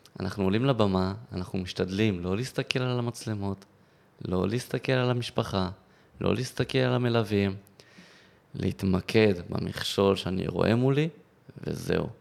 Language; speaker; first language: Hebrew; native; Hebrew